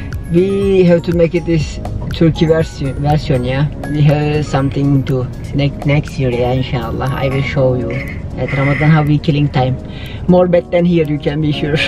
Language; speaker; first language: English; non-native, learner; Turkish